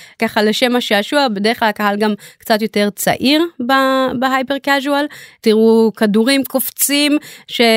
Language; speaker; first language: Hebrew; native; Hebrew